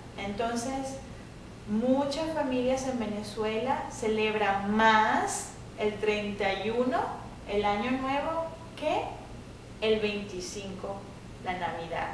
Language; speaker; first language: Spanish; native; Spanish